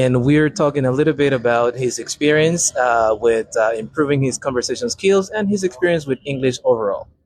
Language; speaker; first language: English; non-native, fluent; Spanish